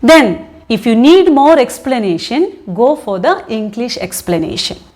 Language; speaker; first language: English; non-native, local second language; Malayalam